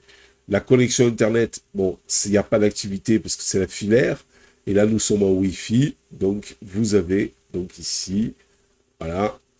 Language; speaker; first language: French; native; French